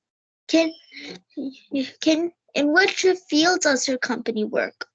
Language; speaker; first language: English; non-native, learner; Hindi